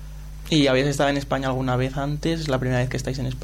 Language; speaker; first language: Spanish; native; Spanish